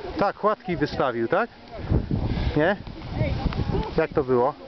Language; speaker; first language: Polish; native; Polish